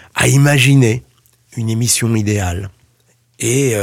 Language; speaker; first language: French; native; French